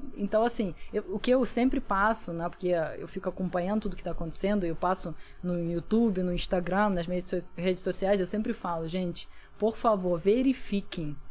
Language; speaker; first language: Portuguese; non-native, fluent; Russian